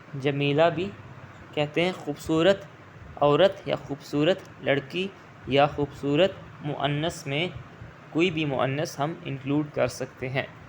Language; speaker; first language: Urdu; native; Urdu